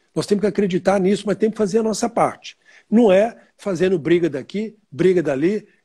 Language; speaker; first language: Portuguese; native; Portuguese